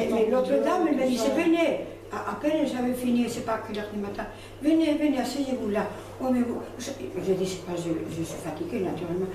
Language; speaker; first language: French; non-native, fluent; Spanish